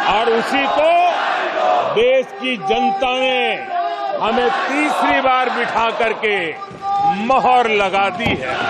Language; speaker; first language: Hindi; native; Hindi